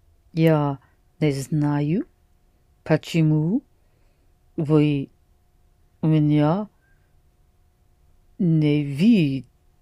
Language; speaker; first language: Russian; non-native, learner; English